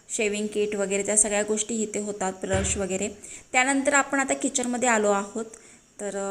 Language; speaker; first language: Marathi; native; Marathi